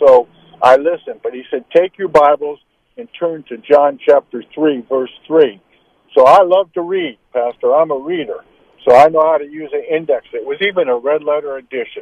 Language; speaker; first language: English; native; English